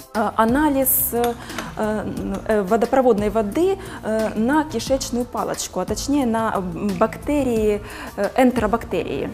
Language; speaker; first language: Russian; native; Russian